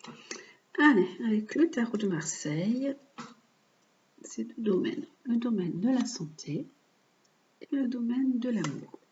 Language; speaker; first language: French; native; French